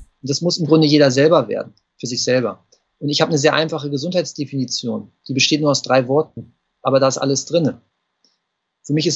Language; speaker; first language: German; native; German